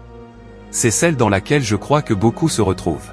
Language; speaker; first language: French; native; French